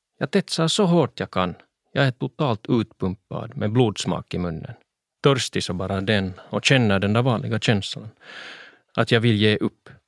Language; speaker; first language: Swedish; native; Swedish